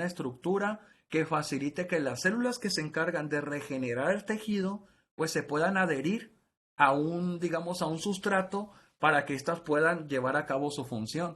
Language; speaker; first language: Spanish; native; Spanish